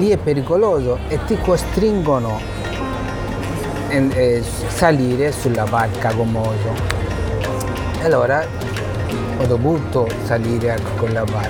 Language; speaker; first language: Italian; non-native, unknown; Bangla